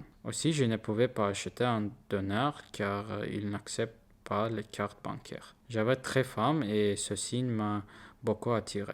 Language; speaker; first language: French; non-native, learner; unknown